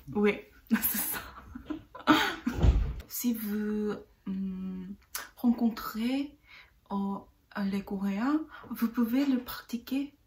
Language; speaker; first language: French; non-native, learner; Korean